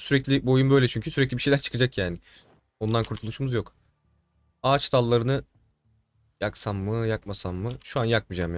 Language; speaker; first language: Turkish; native; Turkish